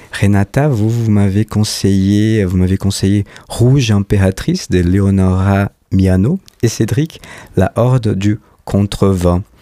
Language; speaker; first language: French; non-native, fluent; Portuguese